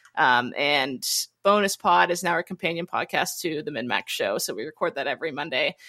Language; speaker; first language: English; native; English